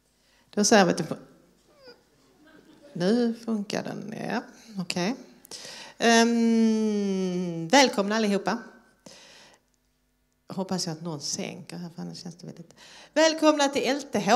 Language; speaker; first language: Swedish; native; Swedish